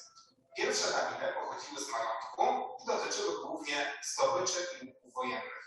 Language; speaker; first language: Polish; native; Polish